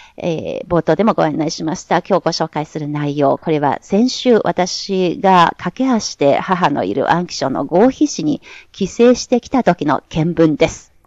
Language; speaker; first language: Japanese; non-native, fluent; Chinese